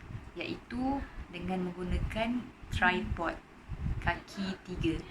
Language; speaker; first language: Malay; native; Malay